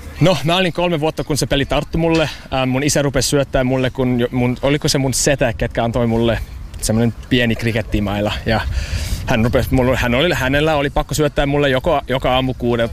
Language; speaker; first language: Finnish; non-native, fluent; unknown